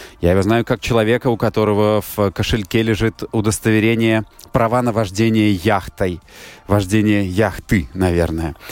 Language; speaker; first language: Russian; native; Russian